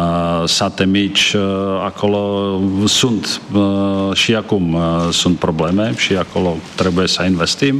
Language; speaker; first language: Romanian; non-native, fluent; Czech